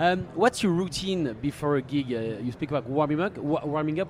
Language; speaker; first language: English; non-native, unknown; French